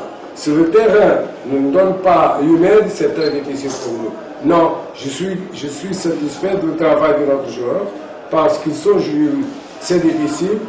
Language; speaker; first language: French; non-native, fluent; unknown